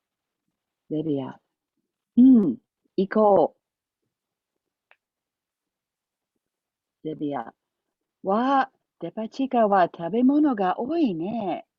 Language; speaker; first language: Japanese; non-native, fluent; English